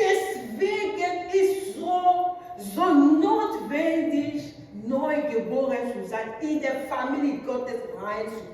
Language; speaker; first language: German; non-native, learner; French